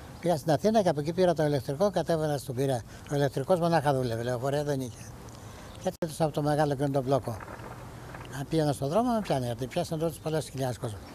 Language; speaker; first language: Greek; early bilingual, heritage; Greek